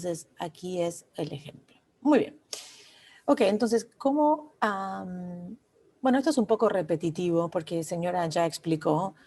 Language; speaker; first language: Spanish; non-native, fluent; English